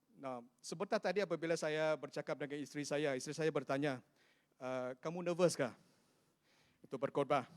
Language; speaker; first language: Malay; non-native, local second language; Chinese